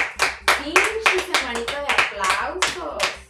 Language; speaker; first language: Spanish; native; Spanish